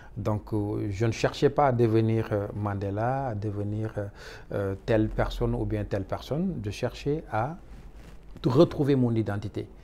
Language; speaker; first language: French; non-native, local second language; Wolof